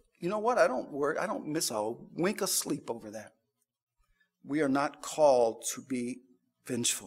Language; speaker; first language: English; native; English